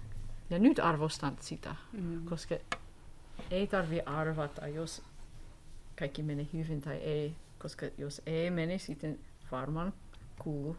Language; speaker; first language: Finnish; non-native, learner; English